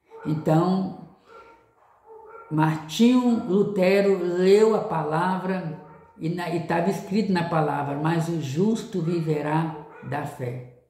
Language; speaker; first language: Portuguese; native; Portuguese